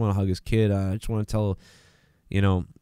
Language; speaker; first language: English; native; English